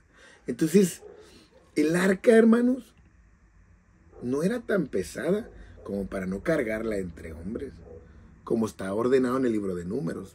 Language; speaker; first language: Spanish; native; Spanish